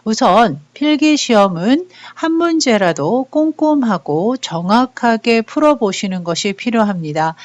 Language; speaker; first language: Korean; native; Korean